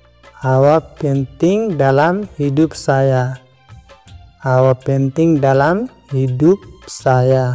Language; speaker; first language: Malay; non-native, learner; Nepali